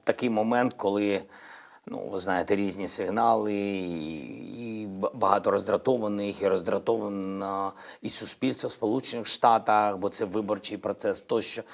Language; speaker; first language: Ukrainian; non-native, local second language; Russian